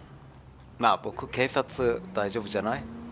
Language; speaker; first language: Japanese; non-native, learner; German